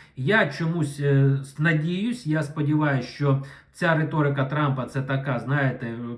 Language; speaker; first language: Ukrainian; non-native, local second language; Russian